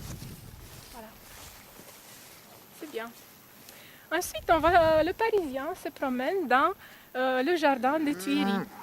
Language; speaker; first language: French; non-native, fluent; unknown